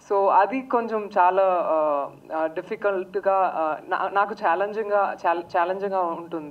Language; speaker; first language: Telugu; non-native, learner; Tamil